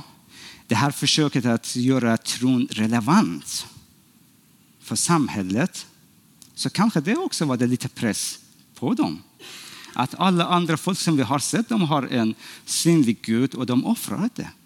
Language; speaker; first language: Swedish; non-native, fluent; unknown